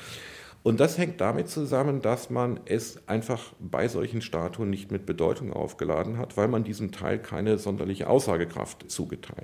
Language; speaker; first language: German; native; German